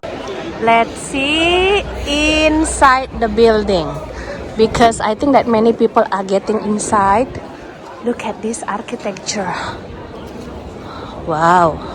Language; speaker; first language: English; non-native, fluent; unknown